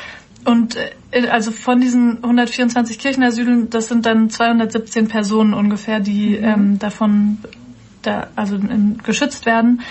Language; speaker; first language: German; native; German